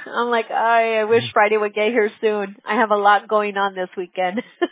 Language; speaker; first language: English; early bilingual, other home language; Spanish